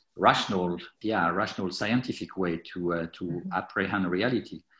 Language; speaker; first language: English; non-native, fluent; French